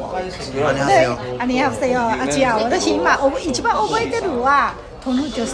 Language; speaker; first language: Japanese; non-native, fluent; Chinese